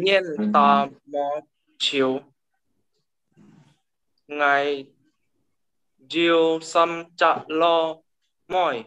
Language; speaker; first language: Chinese; non-native, learner; Indonesian